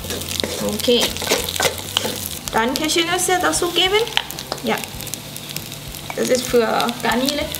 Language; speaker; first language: German; non-native, learner; Thai